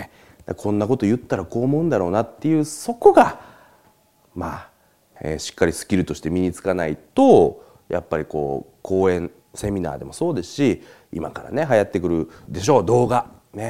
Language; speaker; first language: Japanese; native; Japanese